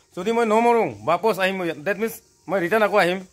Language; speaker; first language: Hindi; non-native, local second language; Assamese